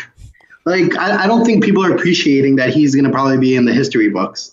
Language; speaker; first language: English; native; English